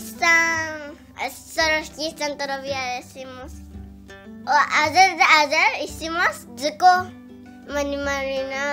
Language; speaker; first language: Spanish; early bilingual, heritage; Spanish